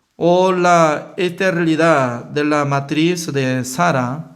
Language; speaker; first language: Spanish; non-native, learner; Korean